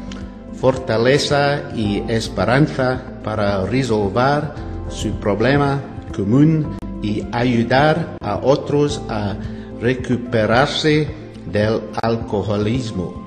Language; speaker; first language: Spanish; non-native, learner; English